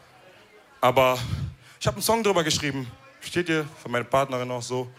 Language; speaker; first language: German; early bilingual, other home language; Wolof